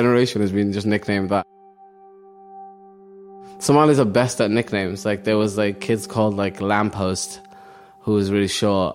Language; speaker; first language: English; early bilingual, other home language; Somali